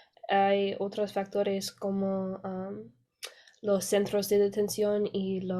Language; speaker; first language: Spanish; non-native, learner; English